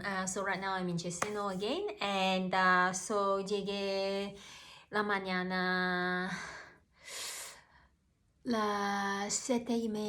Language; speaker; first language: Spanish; non-native, learner; Cantonese